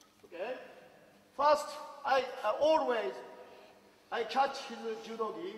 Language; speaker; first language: English; non-native, learner; Japanese